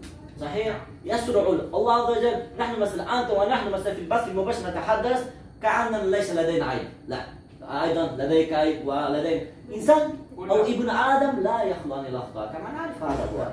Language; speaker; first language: Arabic; non-native, learner; Uzbek